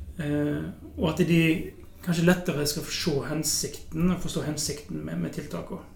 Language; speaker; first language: Norwegian; native; Norwegian